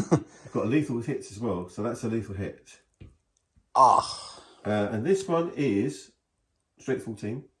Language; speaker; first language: English; native; English